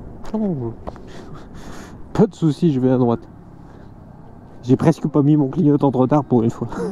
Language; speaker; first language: French; native; French